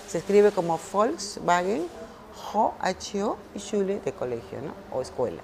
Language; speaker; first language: Spanish; native; Spanish